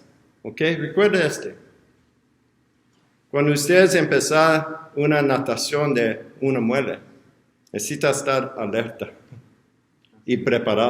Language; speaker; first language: Spanish; non-native, learner; English